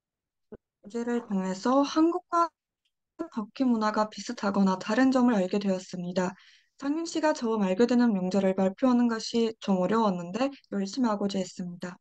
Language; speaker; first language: Korean; non-native, fluent; Turkish